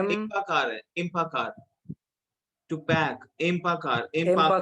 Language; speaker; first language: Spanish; non-native, fluent; Hindi